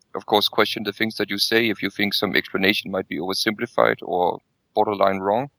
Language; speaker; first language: English; non-native, fluent; Danish